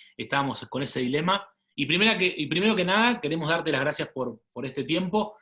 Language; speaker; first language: Spanish; native; Spanish